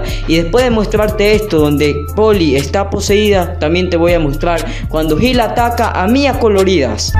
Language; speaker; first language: Spanish; native; Spanish